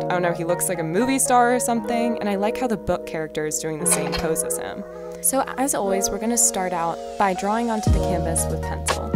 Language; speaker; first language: English; native; English